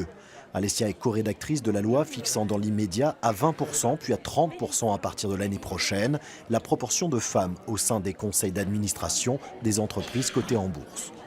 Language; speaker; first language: French; native; French